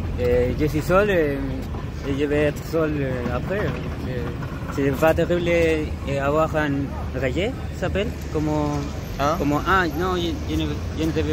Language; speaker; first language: French; non-native, learner; Spanish